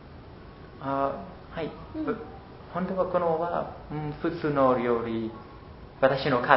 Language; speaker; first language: Japanese; non-native, learner; Khmer